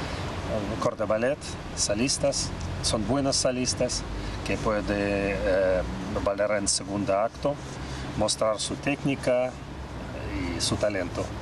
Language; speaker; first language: Spanish; non-native, learner; Russian